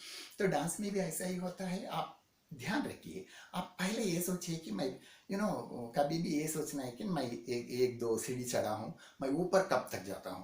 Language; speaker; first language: Hindi; non-native, local second language; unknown